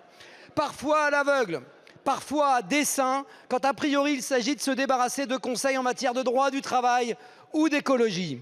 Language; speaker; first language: French; native; French